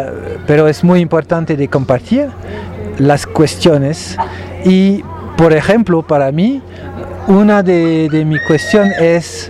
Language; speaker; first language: Spanish; non-native, learner; French